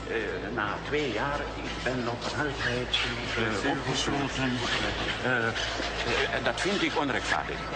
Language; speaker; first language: Dutch; non-native, fluent; Hungarian